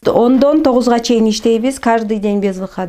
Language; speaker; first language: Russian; non-native, local second language; Kyrgyz